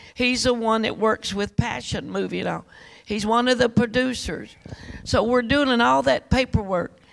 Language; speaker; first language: English; native; English